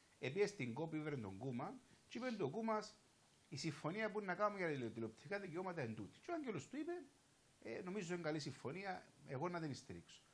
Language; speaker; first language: Greek; native; Greek